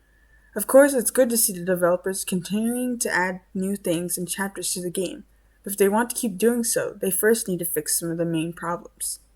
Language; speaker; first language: English; native; English